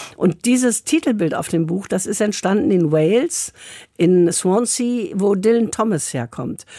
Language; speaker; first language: German; native; German